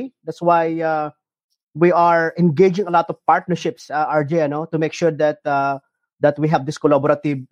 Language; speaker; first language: English; non-native, local second language; Iloko